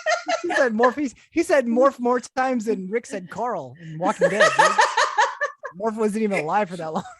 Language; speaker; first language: English; native; English